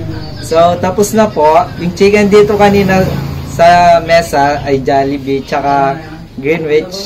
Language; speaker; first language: Filipino; non-native, local second language; Pampanga